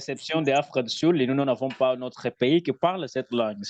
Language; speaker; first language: French; non-native, learner; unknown